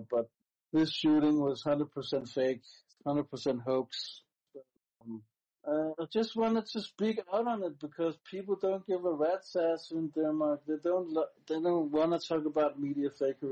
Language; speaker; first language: English; non-native, fluent; Danish